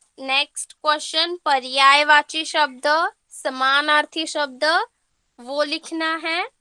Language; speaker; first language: Hindi; non-native, local second language; Marathi